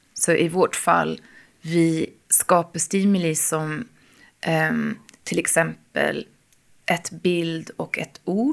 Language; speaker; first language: Swedish; non-native, fluent; English